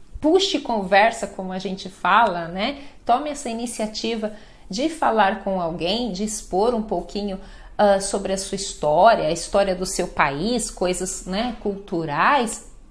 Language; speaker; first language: Portuguese; native; Portuguese